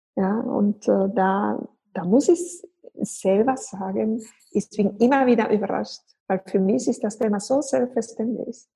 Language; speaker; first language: German; non-native, fluent; Spanish